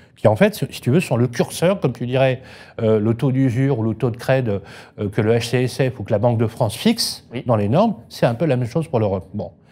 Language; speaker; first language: French; native; French